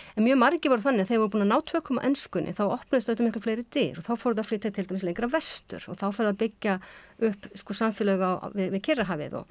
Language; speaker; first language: Icelandic; native; Icelandic